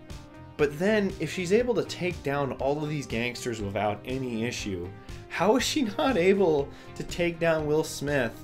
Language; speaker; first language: English; native; English